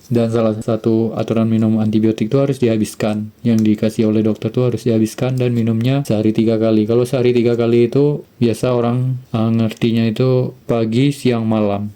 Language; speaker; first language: Indonesian; native; Indonesian